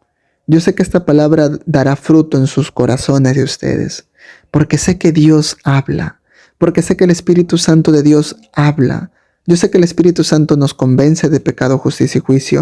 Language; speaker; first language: Spanish; native; Spanish